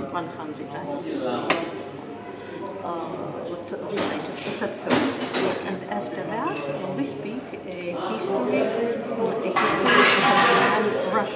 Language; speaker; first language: English; non-native, learner; Russian